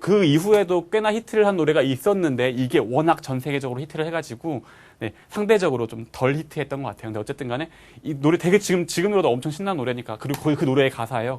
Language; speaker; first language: Korean; native; Korean